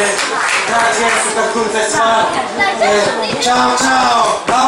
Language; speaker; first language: Italian; non-native, learner; French